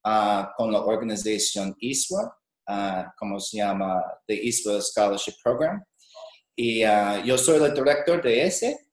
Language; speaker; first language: Spanish; non-native, learner; English